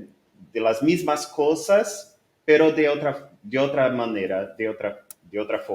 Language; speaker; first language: Spanish; non-native, learner; Portuguese